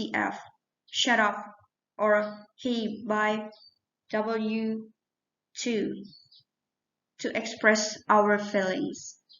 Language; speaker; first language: English; non-native, learner; Indonesian